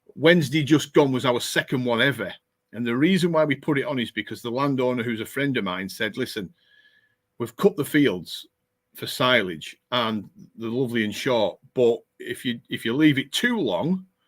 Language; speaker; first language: English; native; English